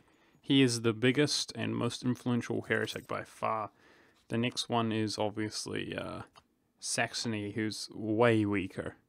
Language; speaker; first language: English; native; English